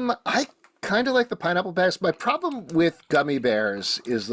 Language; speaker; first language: English; native; English